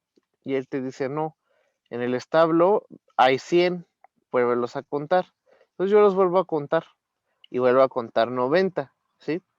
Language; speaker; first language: Spanish; native; Spanish